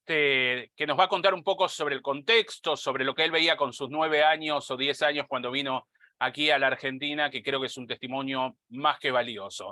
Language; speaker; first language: Spanish; native; Spanish